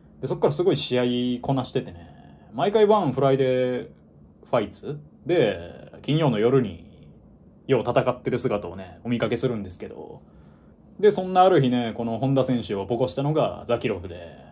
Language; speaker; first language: Japanese; native; Japanese